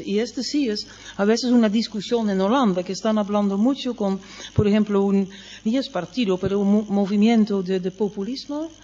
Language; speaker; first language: Spanish; non-native, fluent; Dutch